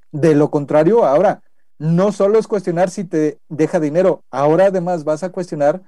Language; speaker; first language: Spanish; native; Spanish